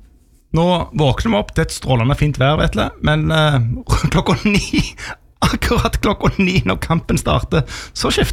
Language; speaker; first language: Norwegian; native; Norwegian